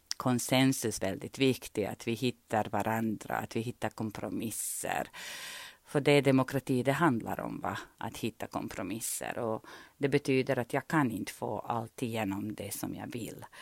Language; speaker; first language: Swedish; non-native, fluent; Bosnian